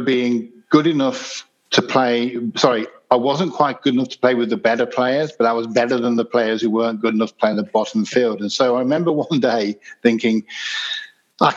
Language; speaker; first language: English; native; English